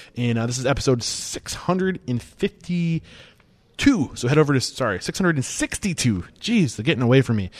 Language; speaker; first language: English; native; English